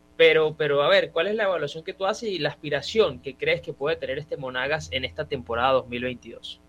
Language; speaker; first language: Spanish; native; Spanish